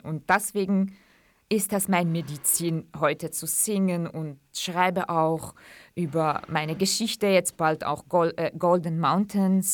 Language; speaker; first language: German; early bilingual, other home language; Central Kurdish